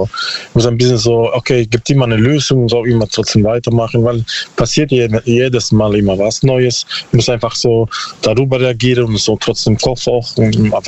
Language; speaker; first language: German; non-native, learner; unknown